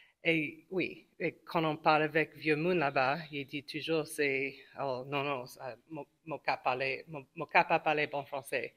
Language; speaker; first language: French; non-native, local second language; English